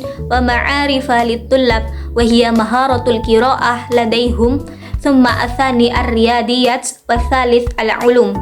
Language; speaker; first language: Arabic; non-native, learner; Indonesian